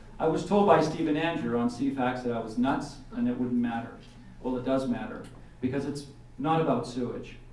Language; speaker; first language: English; native; English